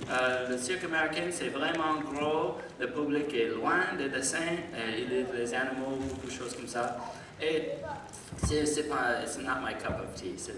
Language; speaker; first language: French; non-native, learner; English